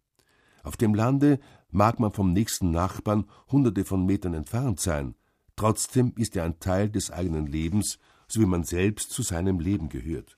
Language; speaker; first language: German; native; German